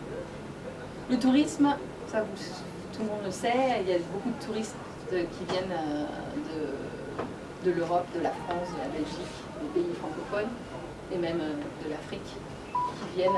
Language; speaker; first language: French; native; French